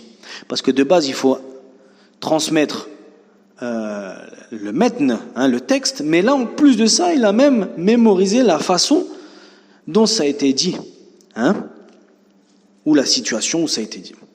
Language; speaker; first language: French; native; French